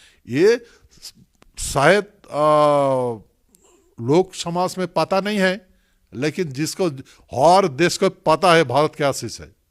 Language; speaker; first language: Hindi; non-native, local second language; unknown